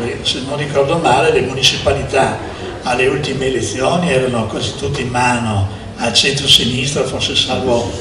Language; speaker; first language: Italian; native; Italian